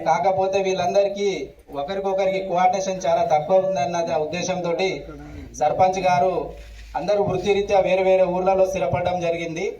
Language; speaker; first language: Telugu; non-native, local second language; Lambadi